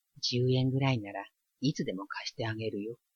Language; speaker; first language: Japanese; native; Japanese